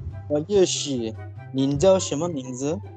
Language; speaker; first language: Chinese; non-native, learner; Malay